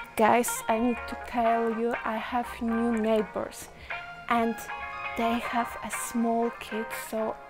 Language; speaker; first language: English; non-native, fluent; Polish